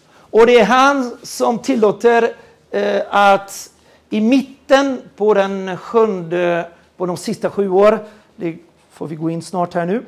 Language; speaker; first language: Swedish; non-native, fluent; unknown